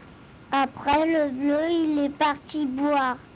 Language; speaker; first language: French; early bilingual, other home language; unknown